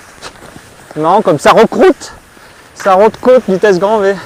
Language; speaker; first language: French; native; French